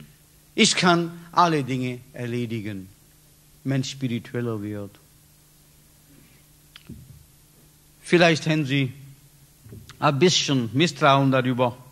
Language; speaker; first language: German; non-native, learner; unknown